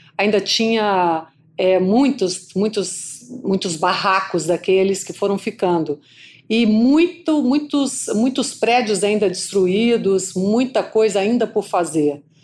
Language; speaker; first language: Portuguese; native; Portuguese